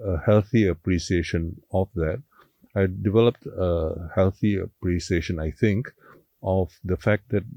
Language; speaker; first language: English; non-native, local second language; Tamil